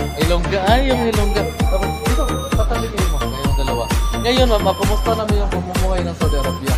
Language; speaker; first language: Filipino; non-native, local second language; Cebuano